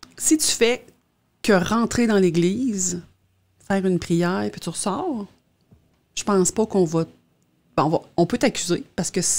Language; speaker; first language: French; native; French